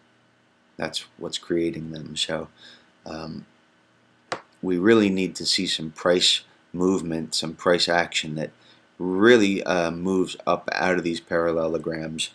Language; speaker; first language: English; native; English